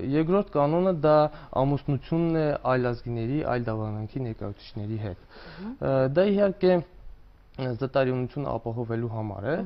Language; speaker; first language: Armenian; non-native, local second language; Kurdish